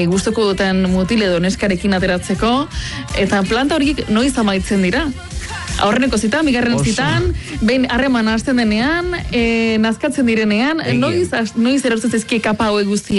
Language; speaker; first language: Basque; native; Basque